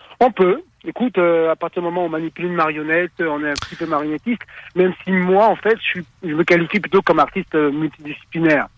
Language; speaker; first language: French; native; French